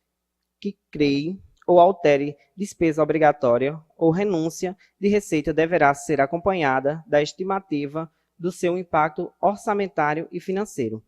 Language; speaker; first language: Portuguese; native; Portuguese